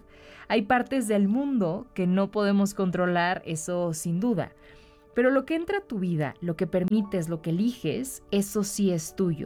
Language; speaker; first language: Spanish; native; Spanish